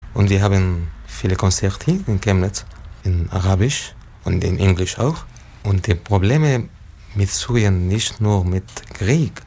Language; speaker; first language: German; non-native, learner; Arabic